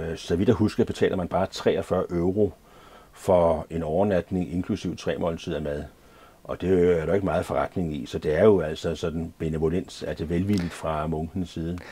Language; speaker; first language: Danish; native; Danish